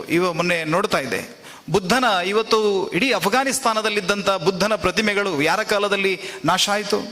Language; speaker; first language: Kannada; non-native, local second language; Tulu